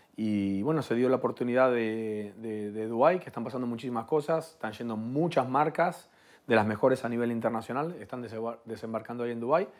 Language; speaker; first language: Spanish; native; Spanish